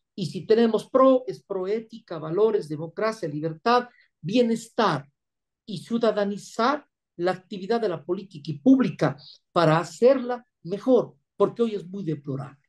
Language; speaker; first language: Spanish; native; Spanish